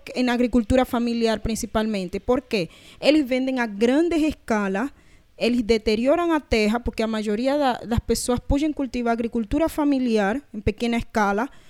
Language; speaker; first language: Portuguese; non-native, learner; Spanish